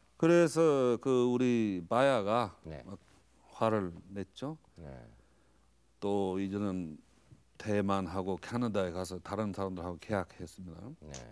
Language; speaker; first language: Korean; non-native, fluent; English